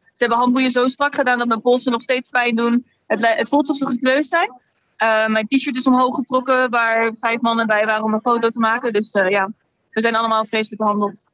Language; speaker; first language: Dutch; native; Dutch